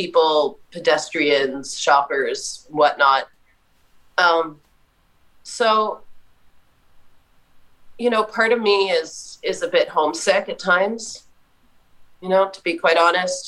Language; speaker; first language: English; native; English